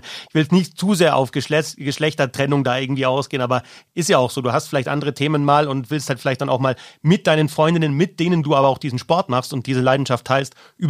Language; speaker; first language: German; native; German